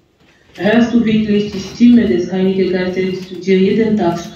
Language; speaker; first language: German; non-native, fluent; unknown